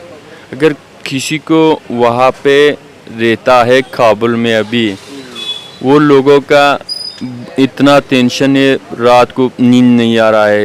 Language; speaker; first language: Hindi; non-native, learner; Persian